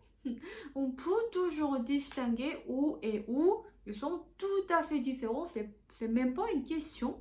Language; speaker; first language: French; non-native, fluent; Korean